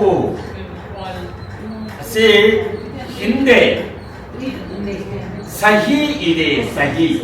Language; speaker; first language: Kannada; non-native, learner; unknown